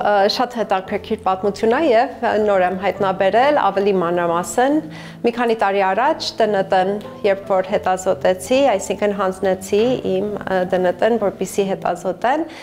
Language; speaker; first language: Armenian; early bilingual, heritage; Armenian